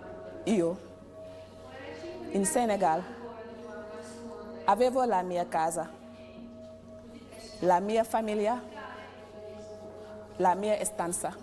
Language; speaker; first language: Italian; non-native, learner; Wolof